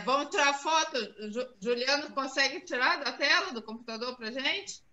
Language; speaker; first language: Portuguese; native; Portuguese